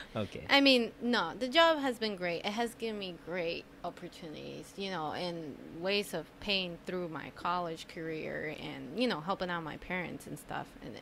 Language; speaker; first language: English; non-native, fluent; Spanish